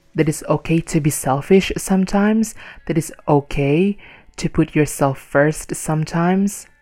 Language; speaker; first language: English; non-native, fluent; Indonesian